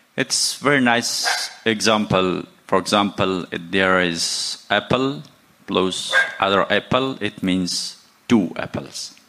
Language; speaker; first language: English; non-native, learner; Persian